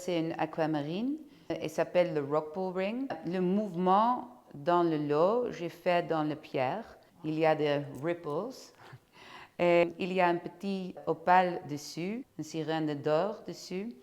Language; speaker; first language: French; non-native, fluent; Dutch